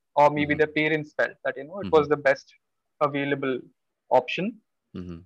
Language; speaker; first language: English; non-native, local second language; Odia